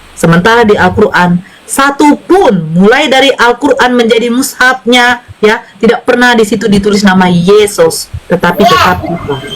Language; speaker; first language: Indonesian; native; Indonesian